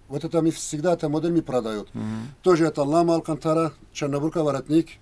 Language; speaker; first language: Russian; non-native, learner; Turkish